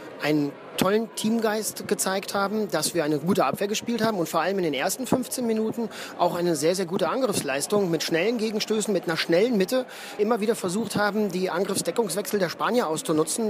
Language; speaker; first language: German; native; German